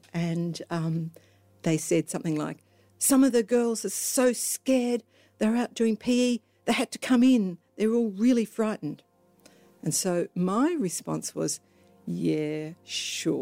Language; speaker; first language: English; native; English